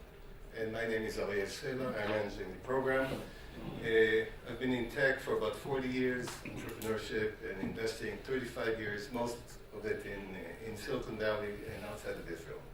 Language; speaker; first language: English; non-native, fluent; Hebrew